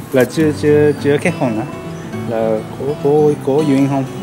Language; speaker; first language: Vietnamese; non-native, learner; Japanese